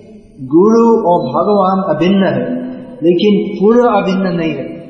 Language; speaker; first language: Hindi; non-native, learner; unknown